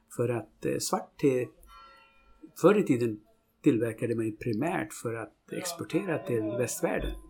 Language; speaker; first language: Swedish; non-native, fluent; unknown